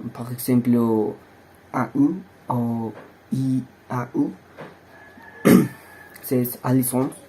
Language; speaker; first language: French; non-native, learner; Spanish